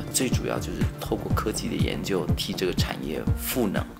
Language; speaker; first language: Chinese; native; Chinese